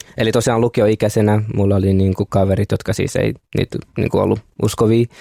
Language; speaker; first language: Finnish; early bilingual, other home language; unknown